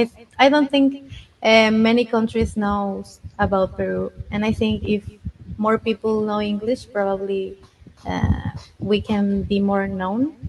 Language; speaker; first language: English; non-native, fluent; Spanish